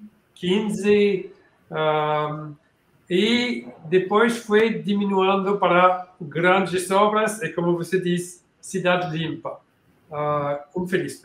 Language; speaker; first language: Portuguese; non-native, learner; French